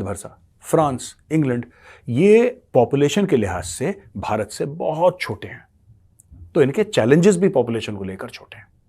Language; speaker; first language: Hindi; native; Hindi